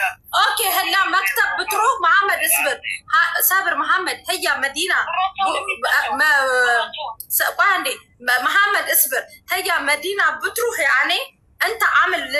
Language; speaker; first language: Arabic; non-native, learner; Amharic